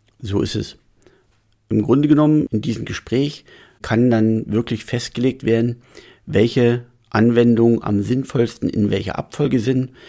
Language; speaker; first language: German; native; German